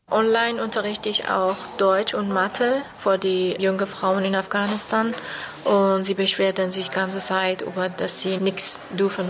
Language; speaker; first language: German; non-native, learner; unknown